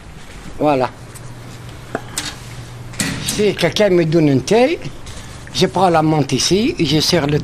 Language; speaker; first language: French; non-native, learner; Arabic